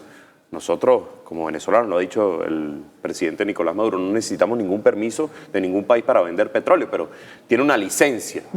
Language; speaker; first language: Spanish; native; Spanish